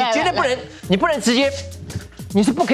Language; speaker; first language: Chinese; native; Chinese